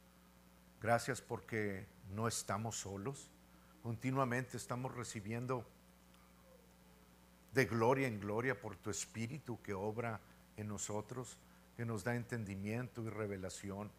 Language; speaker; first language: Spanish; native; Spanish